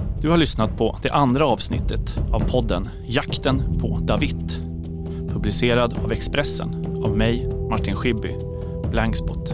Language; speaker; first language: Swedish; native; Swedish